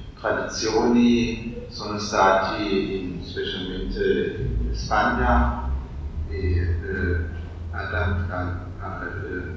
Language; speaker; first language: Italian; non-native, fluent; German